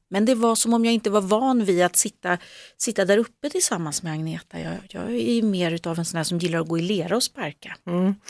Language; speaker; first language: Swedish; native; Swedish